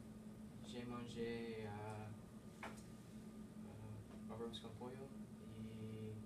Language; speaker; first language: French; non-native, learner; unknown